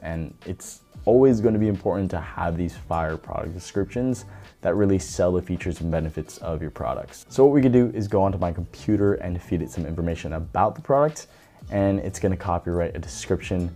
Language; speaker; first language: English; native; English